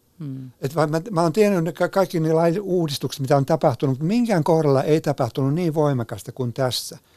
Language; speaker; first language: Finnish; native; Finnish